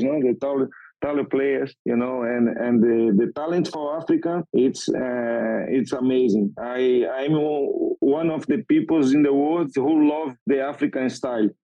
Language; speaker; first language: English; non-native, learner; Portuguese